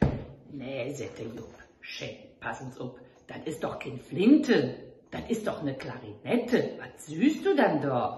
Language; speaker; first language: German; native; German